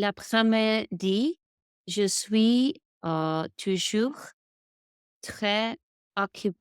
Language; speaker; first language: French; non-native, learner; English